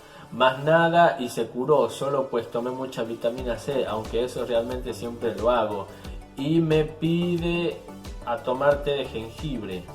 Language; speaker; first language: Spanish; native; Spanish